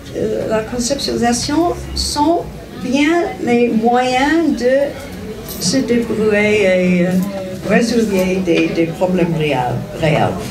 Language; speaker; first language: French; non-native, fluent; English